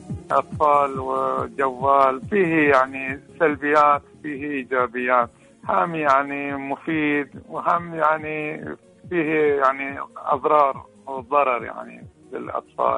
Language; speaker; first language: Arabic; non-native, fluent; Persian